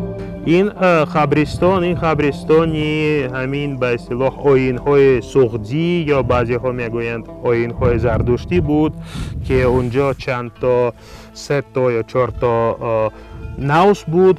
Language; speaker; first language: Persian; non-native, fluent; Russian